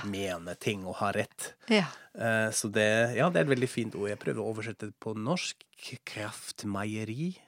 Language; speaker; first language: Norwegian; non-native, fluent; German